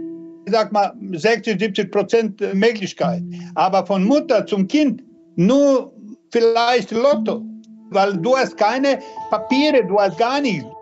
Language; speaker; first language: German; non-native, learner; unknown